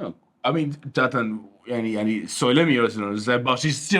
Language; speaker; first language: Turkish; non-native, fluent; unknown